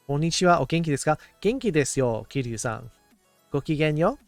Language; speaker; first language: Japanese; non-native, learner; English